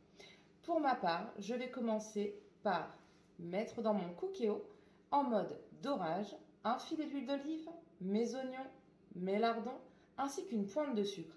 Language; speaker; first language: French; native; French